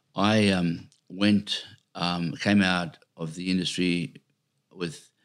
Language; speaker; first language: English; native; English